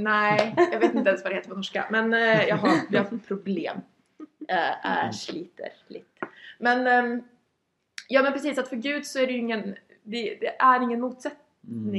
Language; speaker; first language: Swedish; native; Swedish